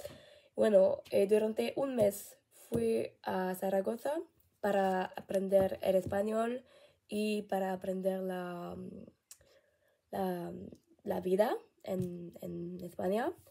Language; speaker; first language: Spanish; non-native, learner; French